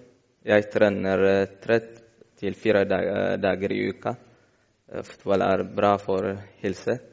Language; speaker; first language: Norwegian; non-native, learner; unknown